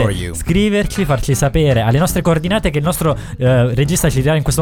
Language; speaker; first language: Italian; native; Italian